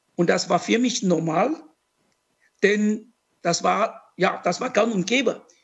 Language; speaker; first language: German; non-native, fluent; Chinese